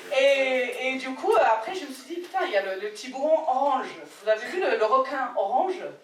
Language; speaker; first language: French; non-native, fluent; English